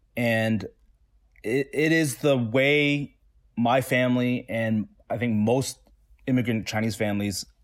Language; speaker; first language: English; native; English